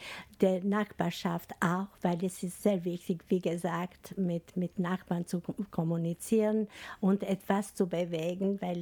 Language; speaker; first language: German; non-native, learner; Albanian